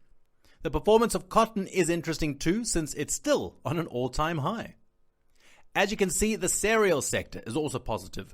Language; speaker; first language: English; non-native, fluent; Italian